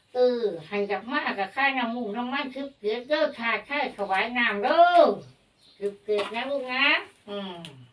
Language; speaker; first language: Thai; native; Thai